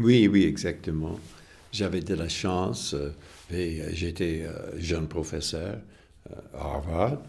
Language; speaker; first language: French; non-native, fluent; English